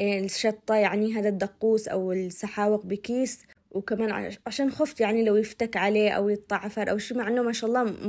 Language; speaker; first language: Arabic; native; Arabic